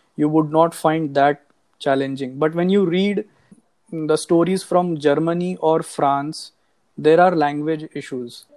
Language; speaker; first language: English; non-native, local second language; Hindi